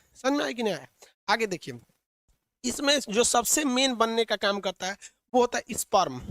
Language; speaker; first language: Hindi; native; Hindi